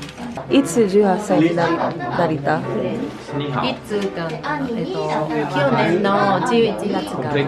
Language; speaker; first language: Japanese; non-native, learner; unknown